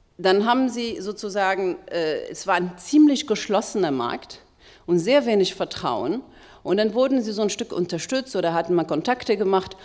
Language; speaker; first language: German; non-native, fluent; Arabic